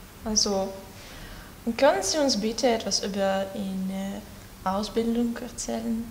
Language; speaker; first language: German; non-native, learner; Russian